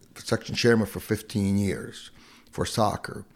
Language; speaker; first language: English; non-native, fluent; Hungarian